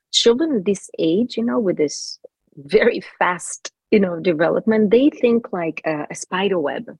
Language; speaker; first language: English; non-native, fluent; Hebrew